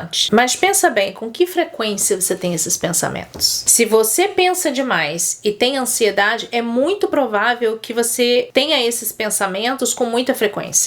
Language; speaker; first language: Portuguese; native; Portuguese